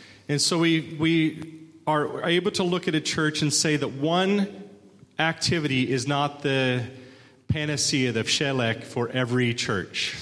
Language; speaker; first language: English; native; English